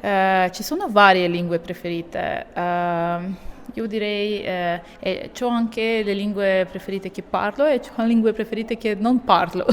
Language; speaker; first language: Italian; non-native, learner; Russian